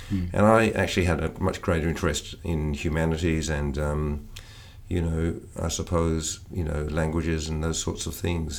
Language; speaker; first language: English; native; English